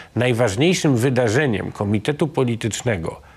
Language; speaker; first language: Polish; native; Polish